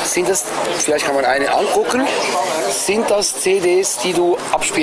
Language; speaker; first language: German; native; German